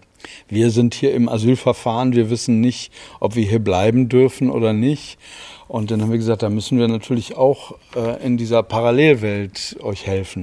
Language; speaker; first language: German; native; German